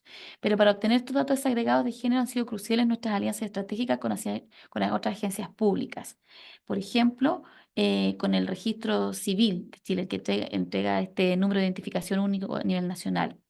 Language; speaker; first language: Spanish; native; Spanish